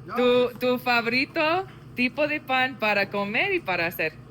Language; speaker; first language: Spanish; non-native, learner; English